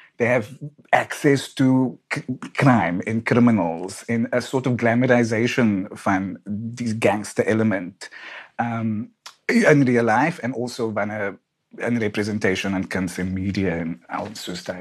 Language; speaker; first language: English; non-native, local second language; Afrikaans